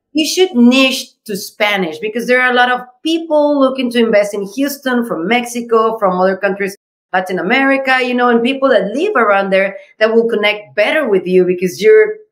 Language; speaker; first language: English; non-native, fluent; Spanish